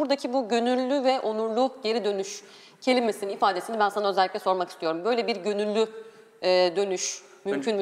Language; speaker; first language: Turkish; native; Turkish